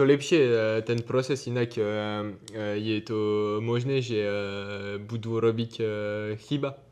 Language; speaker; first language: Slovak; non-native, learner; French